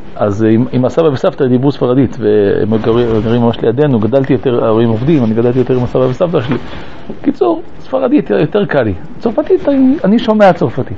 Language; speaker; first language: Hebrew; early bilingual, other home language; French